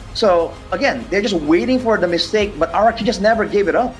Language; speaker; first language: English; native; English